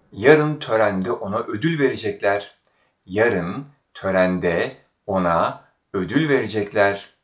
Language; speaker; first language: English; non-native, fluent; Turkish